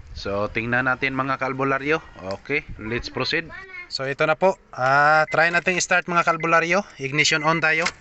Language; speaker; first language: Filipino; non-native, local second language; Cebuano